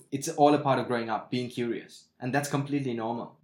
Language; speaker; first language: English; non-native, local second language; Sinhala